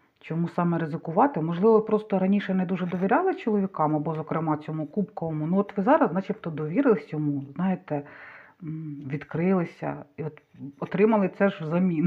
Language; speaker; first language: Ukrainian; non-native, local second language; Russian